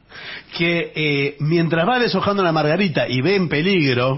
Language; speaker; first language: Spanish; native; Spanish